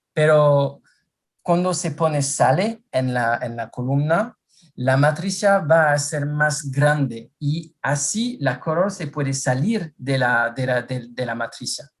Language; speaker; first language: Spanish; non-native, fluent; French